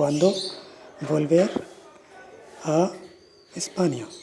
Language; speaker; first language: Spanish; non-native, learner; Urdu